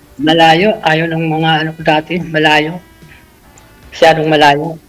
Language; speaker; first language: Filipino; native; Filipino